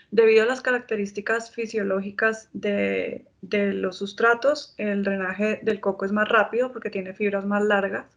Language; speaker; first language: Spanish; native; Spanish